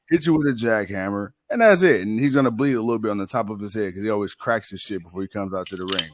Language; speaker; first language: English; native; English